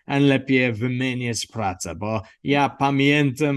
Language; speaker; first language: Polish; non-native, learner; English